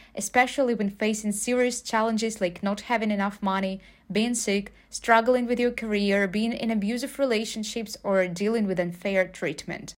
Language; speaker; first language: English; non-native, fluent; Ukrainian